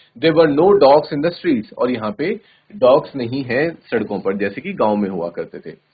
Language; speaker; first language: Hindi; native; Hindi